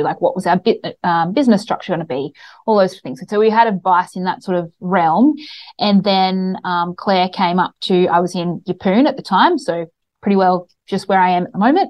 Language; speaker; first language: English; native; English